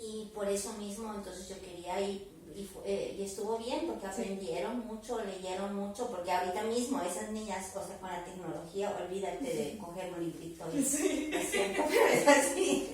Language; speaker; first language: Spanish; native; Spanish